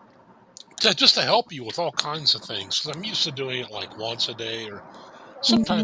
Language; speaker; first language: English; native; English